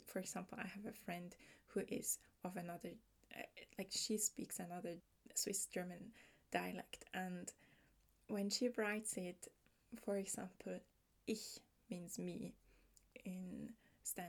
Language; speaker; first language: English; non-native, fluent; German